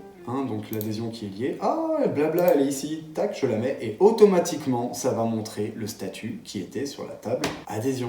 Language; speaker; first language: French; native; French